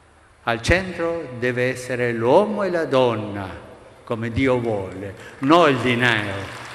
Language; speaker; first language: Italian; non-native, fluent; Spanish